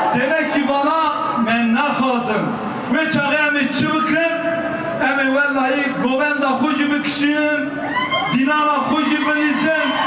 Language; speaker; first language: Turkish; non-native, local second language; Kurdish